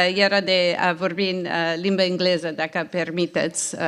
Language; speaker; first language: Romanian; non-native, learner; English